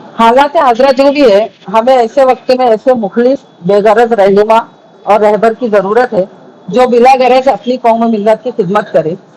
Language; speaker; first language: Urdu; native; Urdu